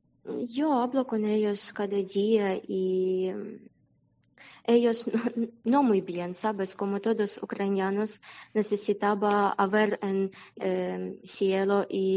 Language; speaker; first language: Spanish; non-native, learner; Ukrainian